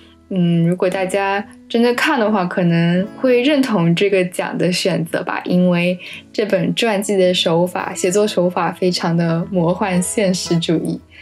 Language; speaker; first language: Chinese; native; Chinese